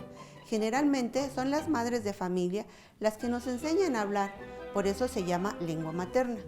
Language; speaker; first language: Spanish; native; Spanish